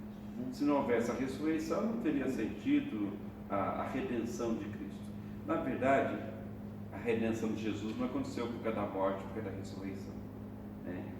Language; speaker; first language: Portuguese; native; Portuguese